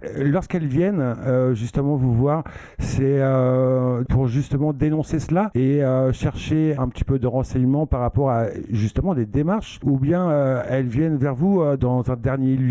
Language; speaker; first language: French; native; French